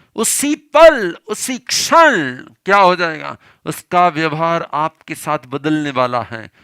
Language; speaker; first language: Hindi; non-native, local second language; Gujarati